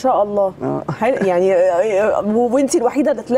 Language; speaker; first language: Arabic; native; Arabic